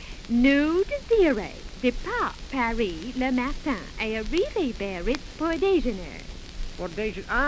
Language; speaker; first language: French; non-native, learner; English